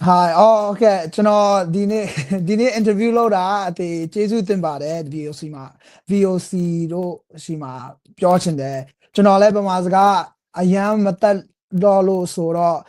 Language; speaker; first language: Burmese; early bilingual, heritage; Burmese